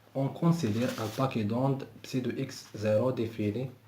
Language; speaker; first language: French; non-native, local second language; Arabic